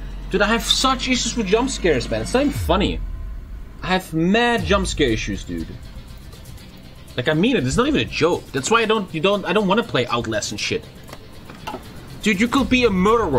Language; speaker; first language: English; non-native, fluent; German